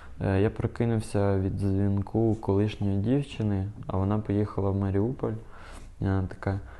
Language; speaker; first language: Ukrainian; non-native, local second language; Russian